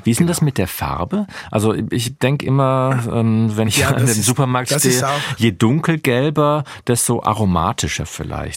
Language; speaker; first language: German; native; German